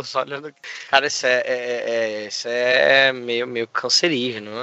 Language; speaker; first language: Portuguese; native; Portuguese